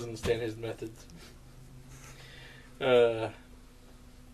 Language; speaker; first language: English; native; English